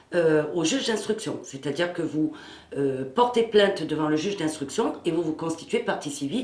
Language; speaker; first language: French; native; French